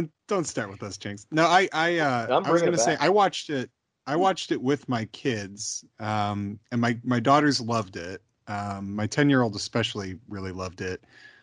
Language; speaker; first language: English; native; English